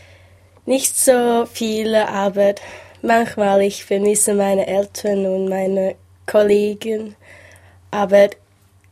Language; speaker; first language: German; non-native, learner; English